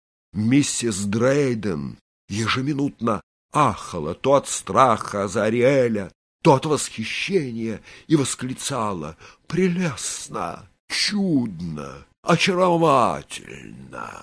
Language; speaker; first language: Russian; native; Russian